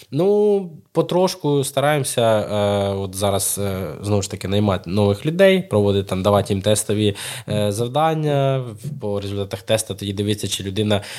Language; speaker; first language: Ukrainian; non-native, local second language; Russian